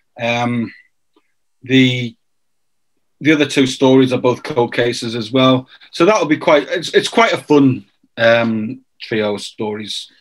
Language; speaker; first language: English; native; English